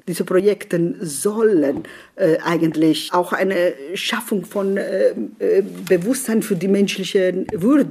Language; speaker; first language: German; non-native, fluent; Italian